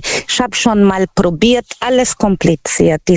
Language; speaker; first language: German; non-native, local second language; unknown